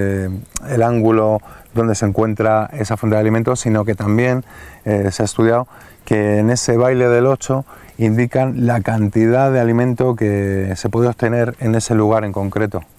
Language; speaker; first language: Spanish; native; Spanish